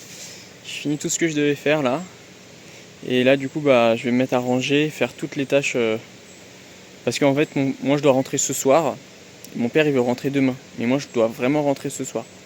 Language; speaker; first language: French; native; French